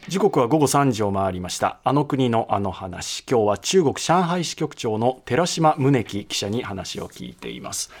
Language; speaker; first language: Japanese; native; Japanese